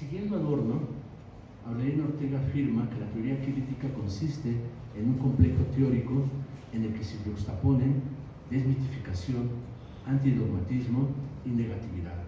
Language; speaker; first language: Spanish; native; Spanish